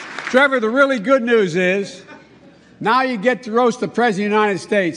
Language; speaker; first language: English; native; English